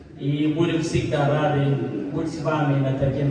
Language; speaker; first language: Russian; non-native, learner; Wolof